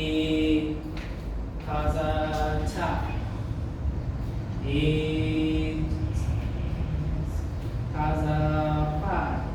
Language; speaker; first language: Vietnamese; non-native, learner; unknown